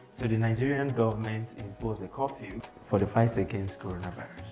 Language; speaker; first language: English; non-native, local second language; Yoruba